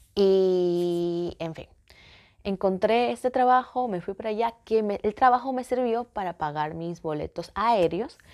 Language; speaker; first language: Spanish; native; Spanish